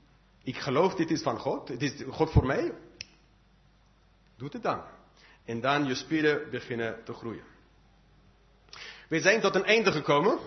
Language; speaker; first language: Dutch; non-native, fluent; English